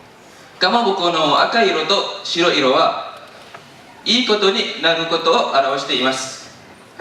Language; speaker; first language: Japanese; non-native, learner; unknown